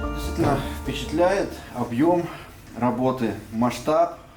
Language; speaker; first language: Russian; native; Russian